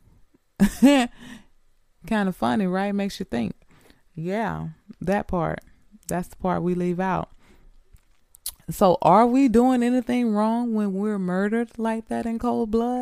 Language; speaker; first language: English; native; English